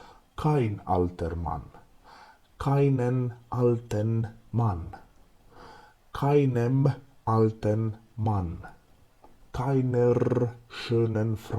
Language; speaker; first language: German; non-native, fluent; Macedonian